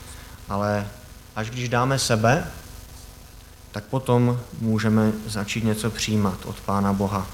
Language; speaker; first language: Czech; native; Czech